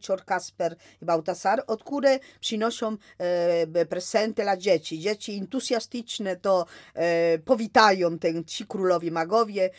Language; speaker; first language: Polish; non-native, fluent; Spanish